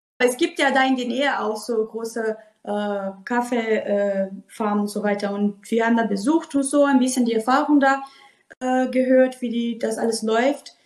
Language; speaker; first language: German; non-native, fluent; Portuguese